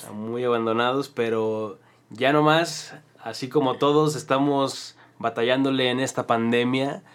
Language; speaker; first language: Spanish; native; Spanish